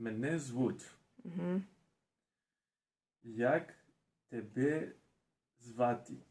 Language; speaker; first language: Ukrainian; non-native, learner; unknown